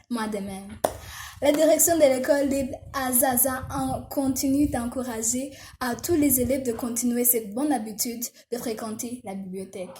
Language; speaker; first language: French; non-native, local second language; Kinyarwanda